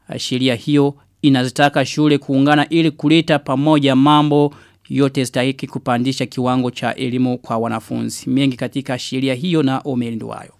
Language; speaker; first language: Swahili; non-native, local second language; Rundi